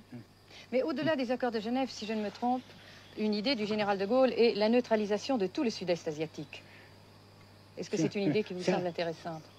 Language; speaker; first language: French; native; French